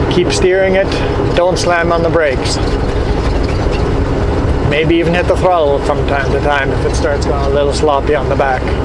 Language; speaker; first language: English; native; English